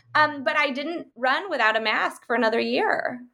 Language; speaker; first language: English; native; English